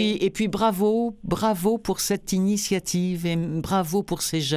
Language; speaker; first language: French; native; French